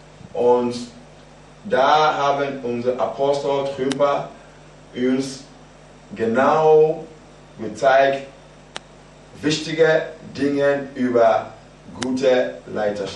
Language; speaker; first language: German; non-native, fluent; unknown